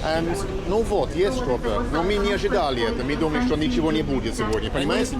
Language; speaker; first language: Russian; non-native, learner; English